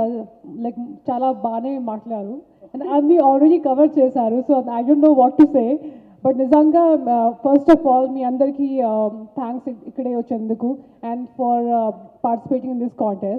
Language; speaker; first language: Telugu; non-native, learner; Hindi